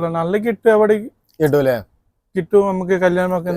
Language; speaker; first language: Malayalam; non-native, learner; Bangla